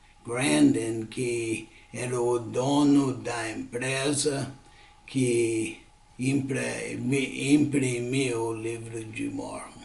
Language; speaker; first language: Portuguese; non-native, fluent; English